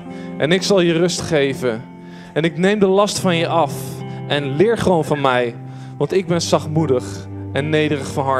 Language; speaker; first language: Dutch; native; Dutch